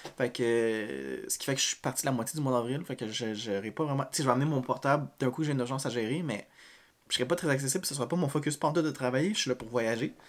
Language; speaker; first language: French; native; French